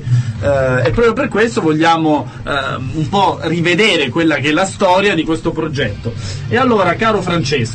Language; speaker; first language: Italian; native; Italian